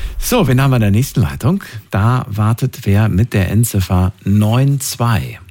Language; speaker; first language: German; native; German